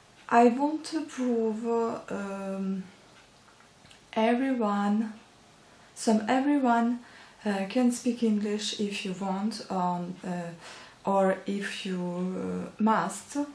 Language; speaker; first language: English; non-native, learner; Russian